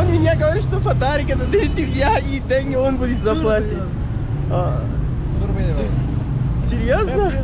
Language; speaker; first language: Russian; non-native, learner; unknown